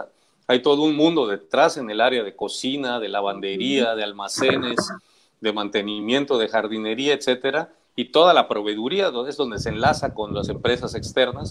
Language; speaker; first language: Spanish; native; Spanish